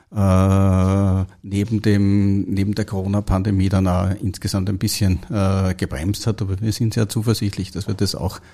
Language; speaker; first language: German; native; German